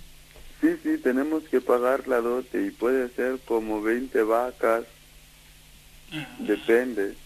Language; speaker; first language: Spanish; non-native, fluent; Kikuyu